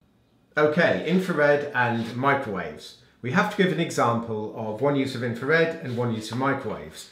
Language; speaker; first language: English; native; English